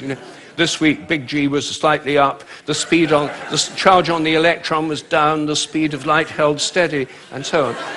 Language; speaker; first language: English; native; English